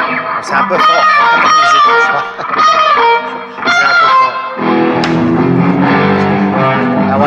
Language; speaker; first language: French; native; French